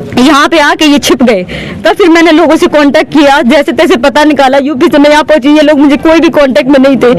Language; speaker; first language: Hindi; native; Hindi